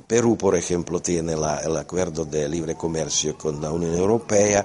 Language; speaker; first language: Spanish; non-native, fluent; Slovak